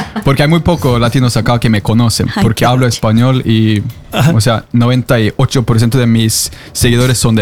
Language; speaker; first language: Spanish; non-native, fluent; Norwegian